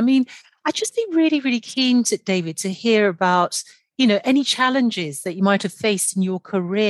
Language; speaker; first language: English; non-native, local second language; Yoruba